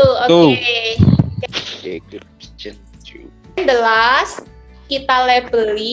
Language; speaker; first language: English; non-native, learner; Indonesian